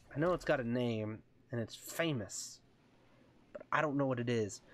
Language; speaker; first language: English; native; English